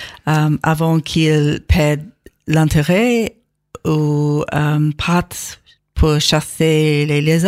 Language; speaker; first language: French; non-native, learner; English